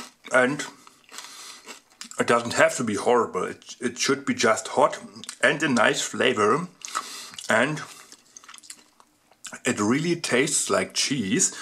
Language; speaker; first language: English; non-native, fluent; German